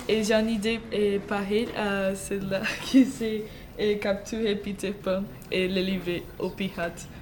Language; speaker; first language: French; non-native, learner; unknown